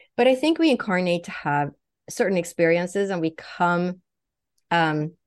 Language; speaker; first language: English; non-native, fluent; Swedish